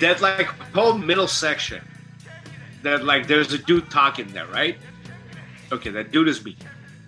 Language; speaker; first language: English; non-native, fluent; Armenian